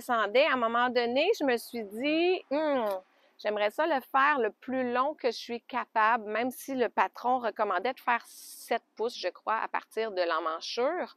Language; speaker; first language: French; native; French